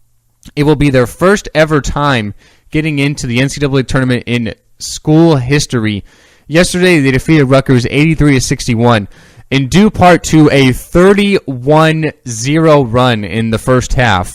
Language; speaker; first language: English; native; English